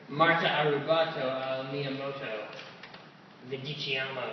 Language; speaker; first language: Italian; non-native, learner; English